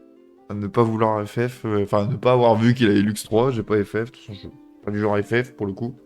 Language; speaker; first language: French; native; French